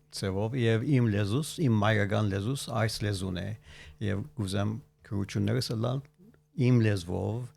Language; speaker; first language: Armenian; early bilingual, heritage; Armenian